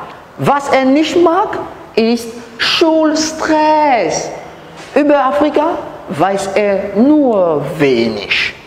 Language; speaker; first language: German; non-native, learner; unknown